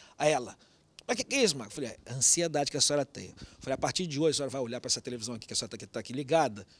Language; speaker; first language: Portuguese; native; Portuguese